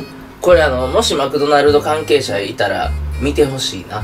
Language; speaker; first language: Japanese; native; Japanese